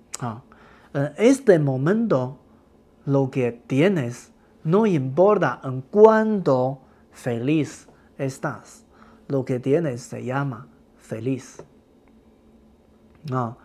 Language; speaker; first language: Spanish; non-native, learner; Chinese